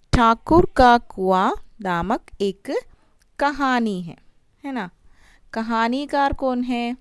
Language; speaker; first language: Hindi; non-native, local second language; Malayalam